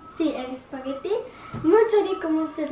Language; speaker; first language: Spanish; non-native, learner; Japanese